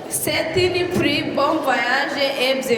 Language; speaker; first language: French; non-native, learner; Kinyarwanda